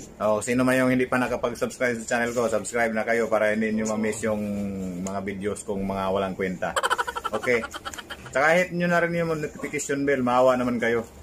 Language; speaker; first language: Filipino; non-native, local second language; Waray